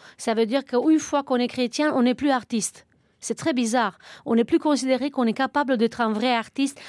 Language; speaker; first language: French; non-native, fluent; Romanian